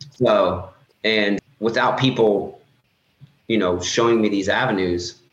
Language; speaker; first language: English; native; English